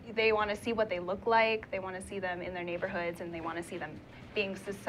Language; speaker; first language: English; native; English